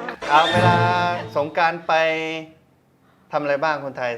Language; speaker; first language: Thai; non-native, learner; Chinese